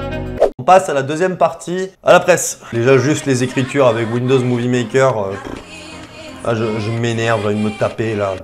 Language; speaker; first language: French; native; French